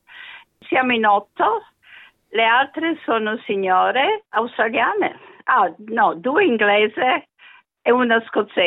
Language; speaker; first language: Italian; early bilingual, other home language; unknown